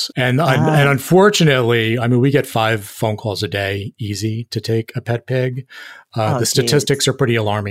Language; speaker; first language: English; native; English